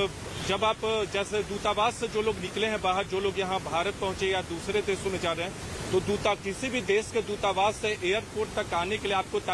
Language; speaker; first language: Hindi; native; Hindi